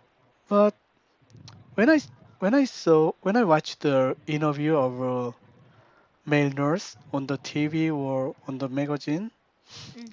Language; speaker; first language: English; non-native, learner; Korean